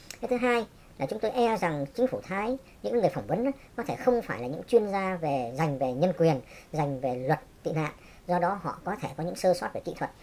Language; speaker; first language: Vietnamese; native; Vietnamese